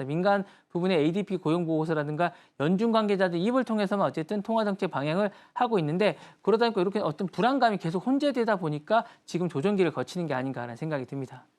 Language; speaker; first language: Korean; native; Korean